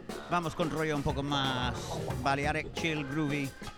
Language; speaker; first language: Spanish; non-native, fluent; English